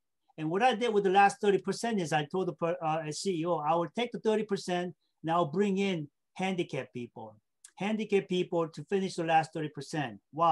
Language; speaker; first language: English; non-native, fluent; Korean